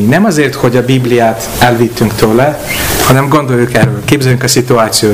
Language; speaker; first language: Hungarian; non-native, fluent; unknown